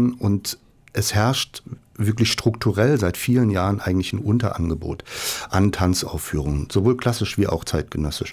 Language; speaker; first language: German; native; German